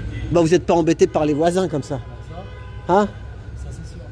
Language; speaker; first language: French; native; French